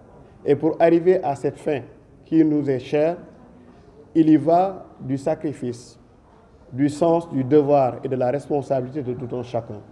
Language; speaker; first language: French; non-native, local second language; Wolof